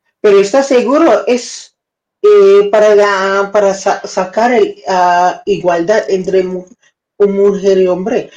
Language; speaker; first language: Spanish; non-native, learner; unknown